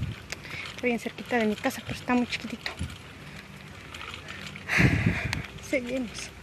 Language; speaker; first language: Spanish; native; Spanish